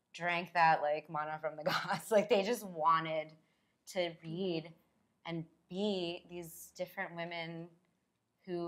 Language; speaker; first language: English; native; English